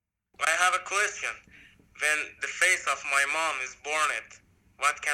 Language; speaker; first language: English; non-native, learner; Persian